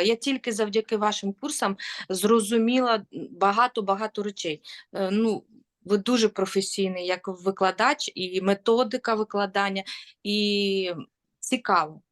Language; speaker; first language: Ukrainian; non-native, local second language; Russian